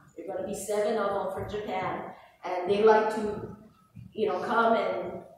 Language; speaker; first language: English; native; English